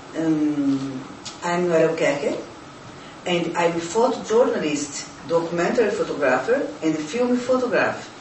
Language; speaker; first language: English; non-native, learner; Portuguese